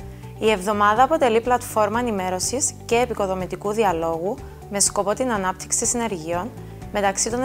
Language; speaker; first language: Greek; native; Greek